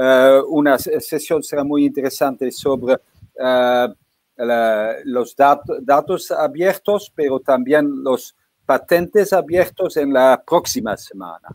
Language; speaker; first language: Spanish; non-native, fluent; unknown